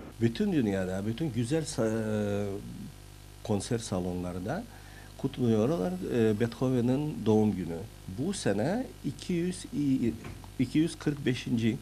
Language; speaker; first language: Turkish; non-native, fluent; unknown